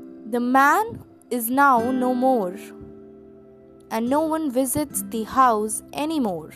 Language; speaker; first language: English; non-native, local second language; Hindi